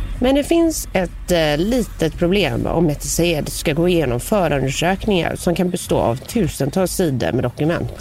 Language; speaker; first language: Swedish; native; Swedish